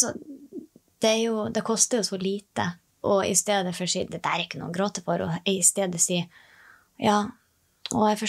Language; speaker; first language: Norwegian; native; Norwegian